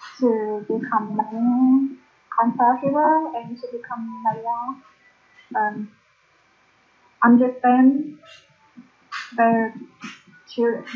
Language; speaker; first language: English; non-native, learner; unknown